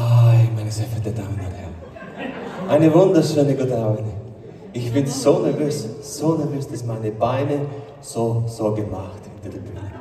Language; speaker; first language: German; non-native, learner; Italian